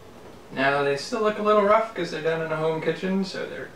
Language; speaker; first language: English; native; English